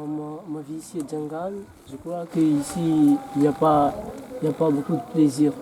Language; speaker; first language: French; non-native, local second language; Malagasy